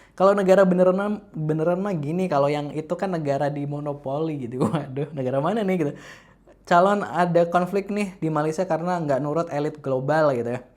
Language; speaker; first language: Indonesian; native; Indonesian